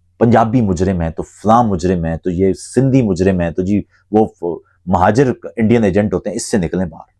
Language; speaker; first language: Urdu; non-native, local second language; Punjabi